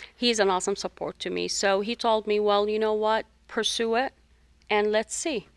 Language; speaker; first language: English; non-native, fluent; Arabic